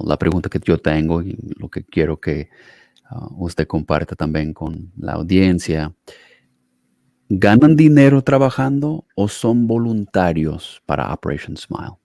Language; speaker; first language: Spanish; non-native, fluent; English